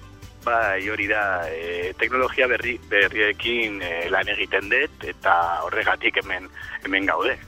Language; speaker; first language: Basque; non-native, learner; Spanish